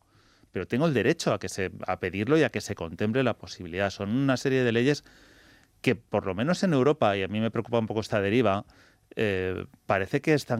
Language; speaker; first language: Spanish; native; Spanish